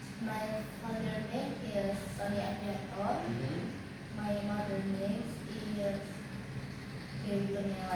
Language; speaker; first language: English; non-native, learner; Indonesian